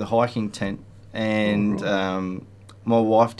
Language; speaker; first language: English; native; English